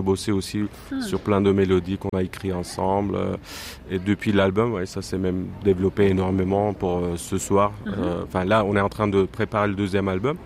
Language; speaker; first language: French; non-native, fluent; Turkish